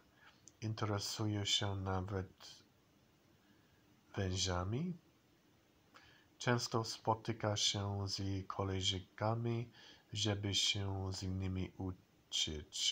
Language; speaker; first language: Polish; non-native, learner; English